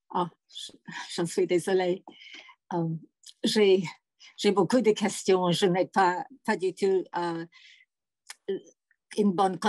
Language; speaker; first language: French; non-native, fluent; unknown